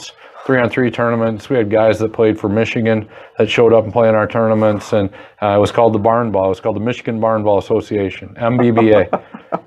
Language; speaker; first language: English; native; English